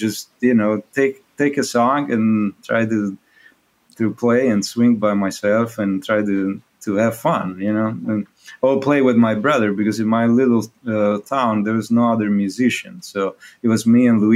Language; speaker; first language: English; non-native, fluent; Italian